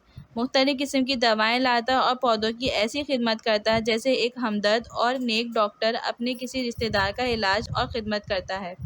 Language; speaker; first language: Urdu; native; Urdu